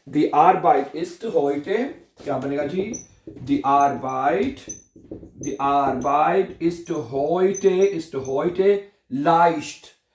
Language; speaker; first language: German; non-native, learner; Urdu